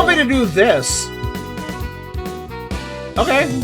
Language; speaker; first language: English; native; English